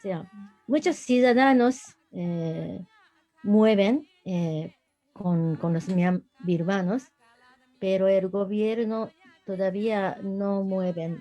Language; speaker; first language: Spanish; non-native, learner; Japanese